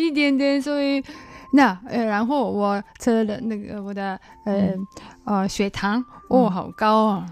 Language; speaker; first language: Chinese; non-native, learner; Japanese